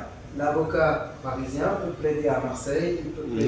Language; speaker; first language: French; native; French